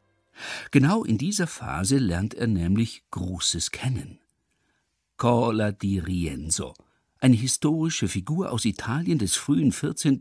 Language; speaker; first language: German; native; German